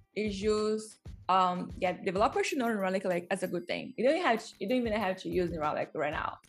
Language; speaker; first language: English; non-native, fluent; Portuguese